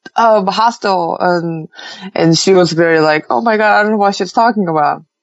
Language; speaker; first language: English; non-native, fluent; Korean